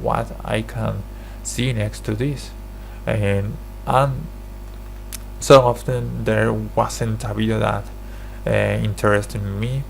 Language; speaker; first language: English; non-native, learner; Spanish